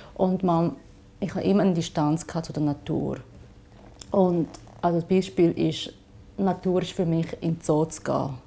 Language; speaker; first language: German; non-native, fluent; Chinese